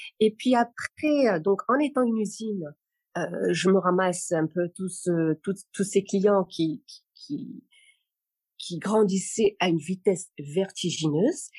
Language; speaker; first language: French; non-native, local second language; Arabic